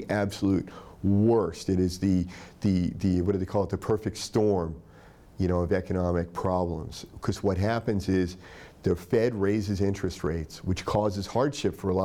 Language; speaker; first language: English; native; English